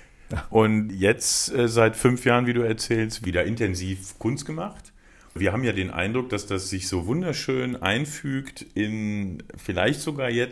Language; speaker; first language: German; native; German